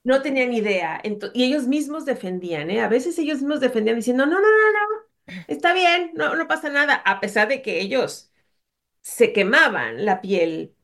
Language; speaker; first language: Spanish; native; Spanish